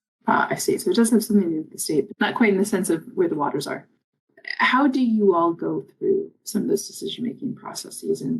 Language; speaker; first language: English; native; English